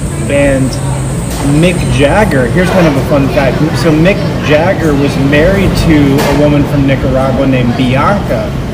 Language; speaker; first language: English; native; English